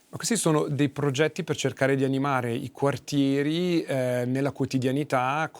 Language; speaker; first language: Italian; native; Italian